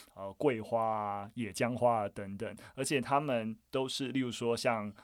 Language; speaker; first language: Chinese; native; Chinese